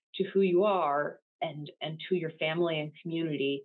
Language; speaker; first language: English; native; English